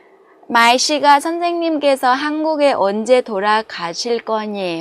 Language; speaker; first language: Korean; non-native, fluent; Vietnamese